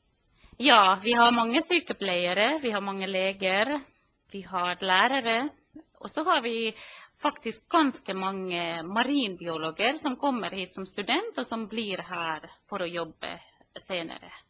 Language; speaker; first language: Norwegian; non-native, fluent; Finnish